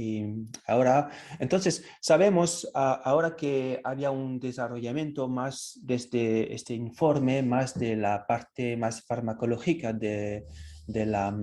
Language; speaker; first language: Spanish; non-native, fluent; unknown